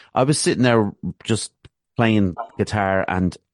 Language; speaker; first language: English; native; English